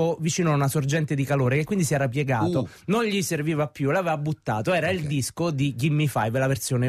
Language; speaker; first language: Italian; native; Italian